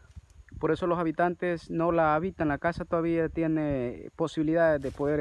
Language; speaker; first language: Spanish; native; Spanish